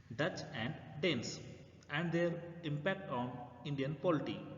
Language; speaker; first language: English; non-native, local second language; Kannada